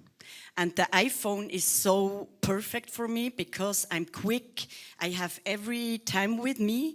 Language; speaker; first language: English; non-native, learner; Swiss German